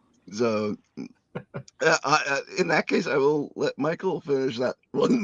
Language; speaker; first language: English; native; English